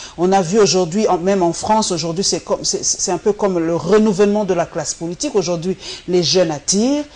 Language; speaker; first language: French; non-native, local second language; Lingala